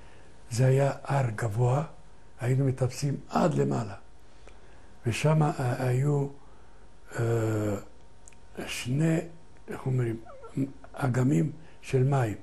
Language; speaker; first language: Hebrew; non-native, fluent; Ladino